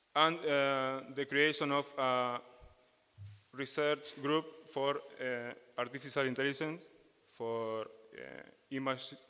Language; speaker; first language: English; non-native, fluent; Spanish